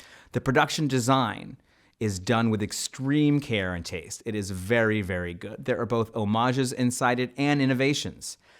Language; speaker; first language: English; native; English